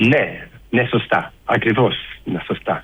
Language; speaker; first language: Greek; early bilingual, heritage; English